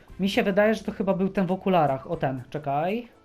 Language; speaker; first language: Polish; native; Polish